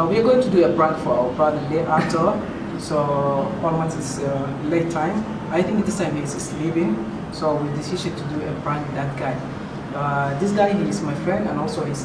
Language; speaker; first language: English; non-native, fluent; Somali